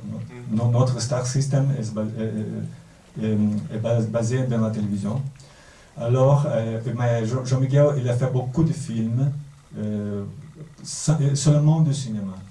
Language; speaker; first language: French; non-native, fluent; Portuguese